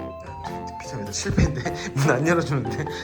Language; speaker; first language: Korean; native; Korean